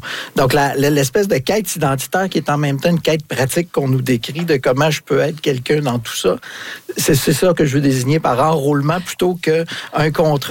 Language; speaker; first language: French; native; French